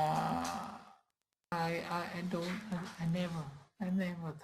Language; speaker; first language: English; non-native, learner; Vietnamese